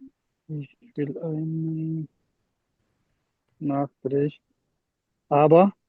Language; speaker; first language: German; non-native, learner; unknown